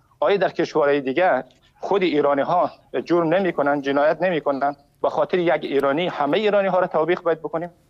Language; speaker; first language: Persian; native; Persian